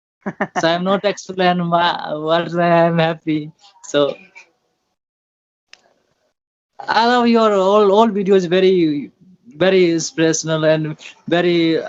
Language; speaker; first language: English; non-native, learner; Hindi